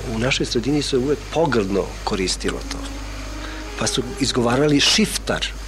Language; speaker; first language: Serbian; non-native, local second language; Albanian